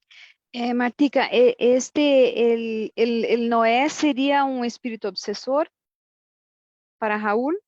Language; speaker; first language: Spanish; non-native, fluent; Portuguese